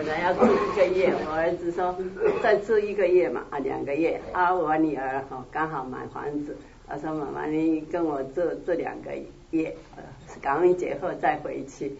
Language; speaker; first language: Chinese; native; Chinese